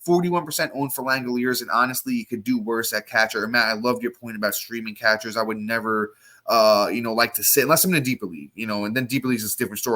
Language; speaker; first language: English; native; English